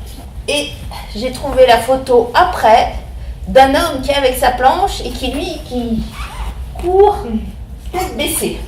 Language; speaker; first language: French; native; French